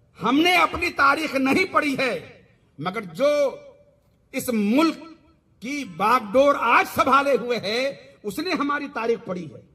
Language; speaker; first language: Urdu; native; Urdu